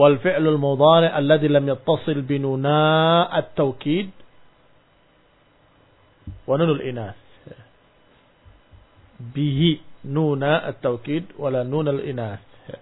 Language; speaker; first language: Arabic; non-native, fluent; Indonesian